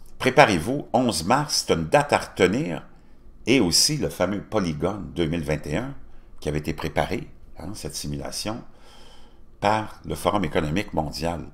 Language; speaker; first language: French; native; French